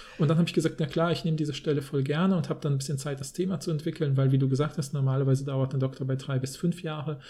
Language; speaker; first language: German; native; German